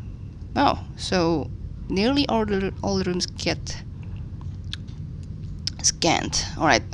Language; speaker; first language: English; non-native, fluent; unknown